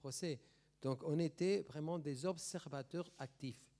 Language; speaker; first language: French; non-native, fluent; Spanish